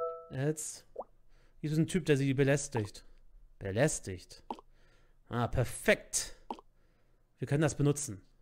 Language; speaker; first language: German; native; German